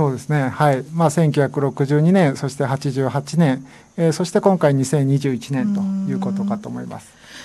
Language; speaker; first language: Japanese; native; Japanese